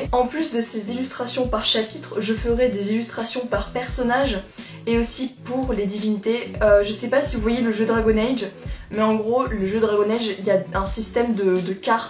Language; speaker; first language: French; native; French